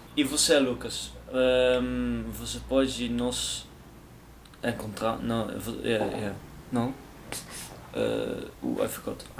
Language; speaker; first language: Portuguese; non-native, learner; Dutch